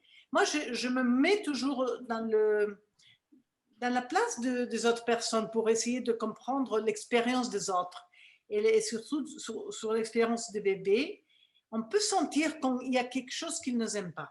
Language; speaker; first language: French; non-native, fluent; Spanish